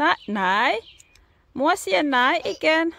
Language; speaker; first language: Danish; non-native, learner; English